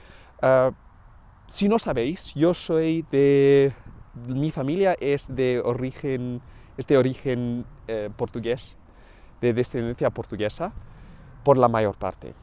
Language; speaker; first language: Spanish; non-native, fluent; English